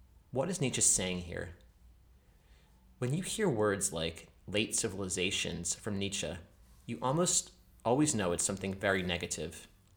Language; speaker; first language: English; native; English